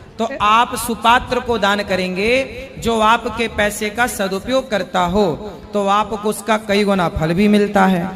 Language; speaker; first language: Hindi; native; Hindi